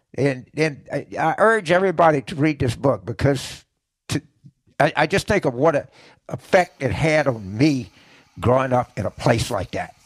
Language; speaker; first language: English; native; English